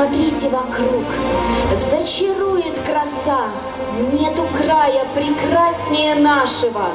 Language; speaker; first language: Russian; native; Russian